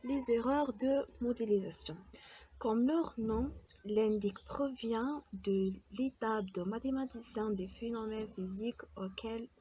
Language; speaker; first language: French; non-native, local second language; Arabic